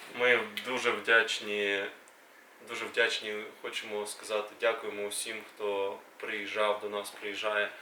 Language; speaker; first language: Ukrainian; native; Ukrainian